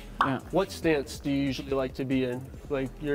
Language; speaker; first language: English; native; English